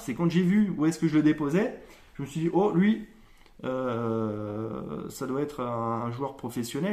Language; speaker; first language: French; native; French